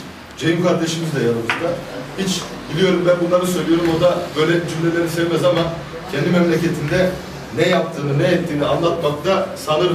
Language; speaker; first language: Turkish; native; Turkish